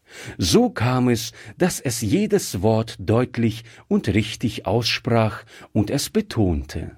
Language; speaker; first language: German; native; German